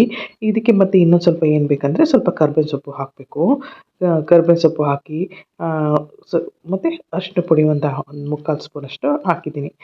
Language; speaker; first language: Kannada; native; Kannada